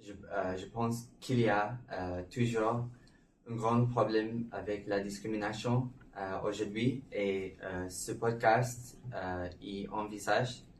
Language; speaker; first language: French; non-native, learner; English